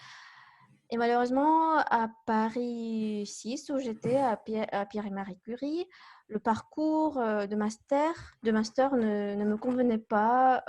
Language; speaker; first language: French; non-native, fluent; Kazakh